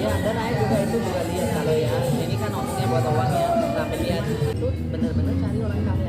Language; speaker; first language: Indonesian; non-native, fluent; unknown